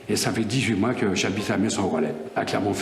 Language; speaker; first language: French; native; French